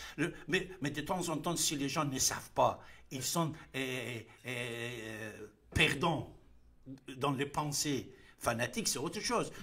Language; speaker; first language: French; non-native, fluent; Persian